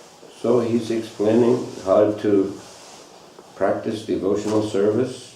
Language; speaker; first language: English; non-native, fluent; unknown